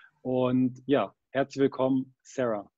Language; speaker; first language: German; native; German